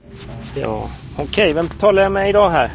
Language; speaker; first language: Swedish; native; Swedish